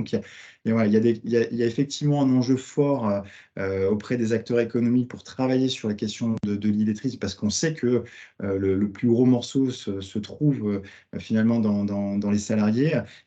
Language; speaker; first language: French; native; French